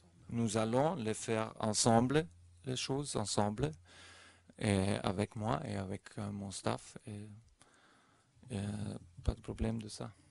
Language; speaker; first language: French; non-native, learner; German